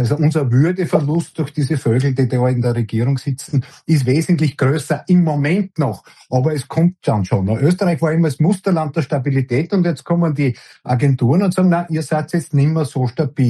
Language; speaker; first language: German; native; German